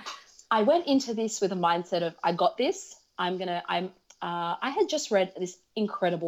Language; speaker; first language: English; early bilingual, other home language; Russian